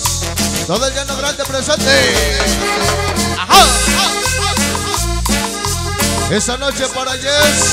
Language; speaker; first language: Spanish; native; Spanish